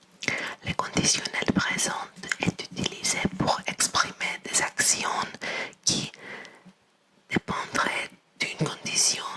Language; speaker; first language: French; non-native, learner; English